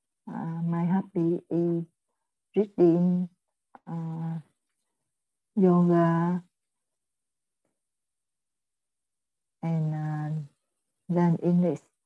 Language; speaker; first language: English; non-native, learner; Vietnamese